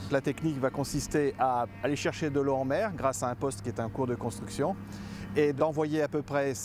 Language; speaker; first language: French; native; French